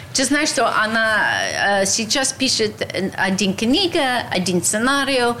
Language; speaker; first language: Russian; non-native, learner; English